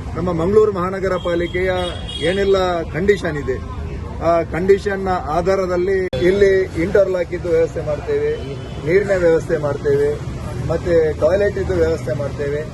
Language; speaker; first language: Kannada; native; Kannada